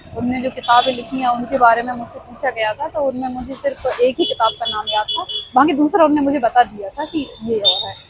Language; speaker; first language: Hindi; native; Hindi